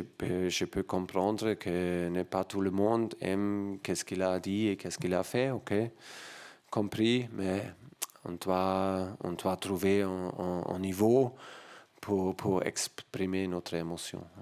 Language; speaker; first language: French; non-native, learner; German